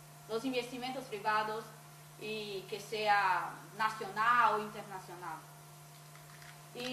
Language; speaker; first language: Spanish; non-native, fluent; Portuguese